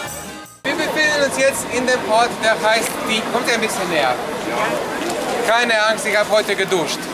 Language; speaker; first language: German; non-native, fluent; Croatian